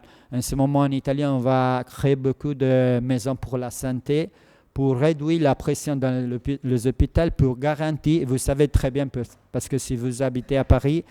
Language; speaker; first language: French; non-native, fluent; Italian